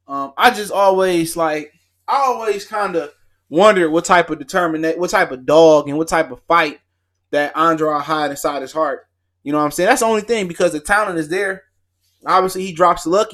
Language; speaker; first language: English; native; English